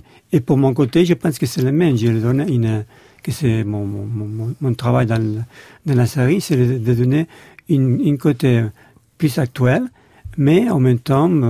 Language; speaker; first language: French; non-native, learner; Spanish